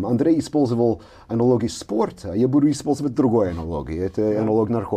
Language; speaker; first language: Russian; non-native, fluent; English